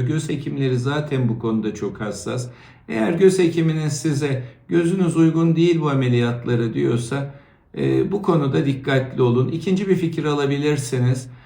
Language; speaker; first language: Turkish; native; Turkish